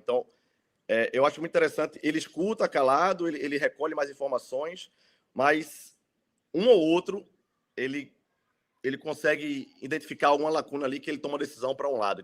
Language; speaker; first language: Portuguese; native; Portuguese